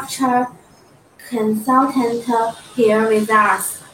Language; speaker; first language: English; non-native, learner; Chinese